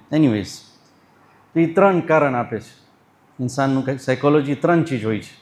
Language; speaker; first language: Gujarati; early bilingual, heritage; Gujarati